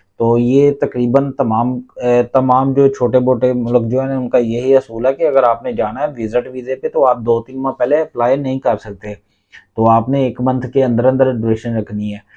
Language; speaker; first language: Urdu; non-native, local second language; Punjabi